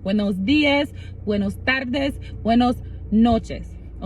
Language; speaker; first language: Spanish; non-native, learner; English